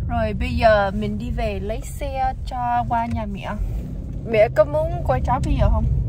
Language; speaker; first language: Vietnamese; early bilingual, heritage; Vietnamese